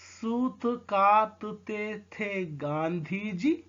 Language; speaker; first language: Hindi; non-native, local second language; Telugu